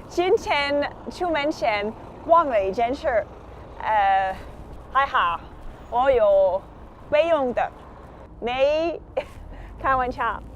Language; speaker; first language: Chinese; non-native, fluent; French